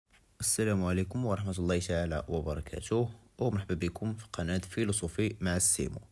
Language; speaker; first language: Arabic; native; Arabic